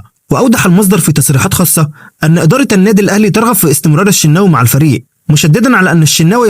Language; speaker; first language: Arabic; native; Arabic